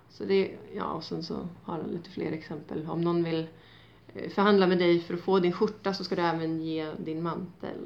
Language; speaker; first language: Swedish; native; Swedish